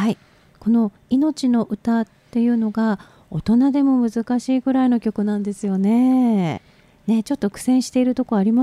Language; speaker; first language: Japanese; native; Japanese